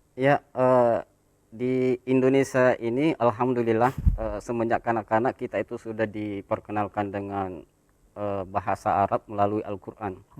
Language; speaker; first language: Indonesian; native; Indonesian